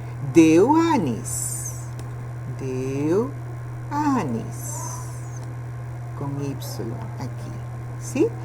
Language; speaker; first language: Portuguese; non-native, fluent; Spanish